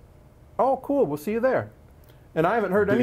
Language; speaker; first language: English; native; English